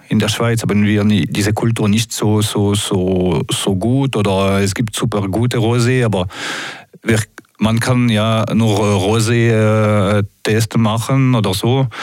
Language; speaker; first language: German; non-native, local second language; French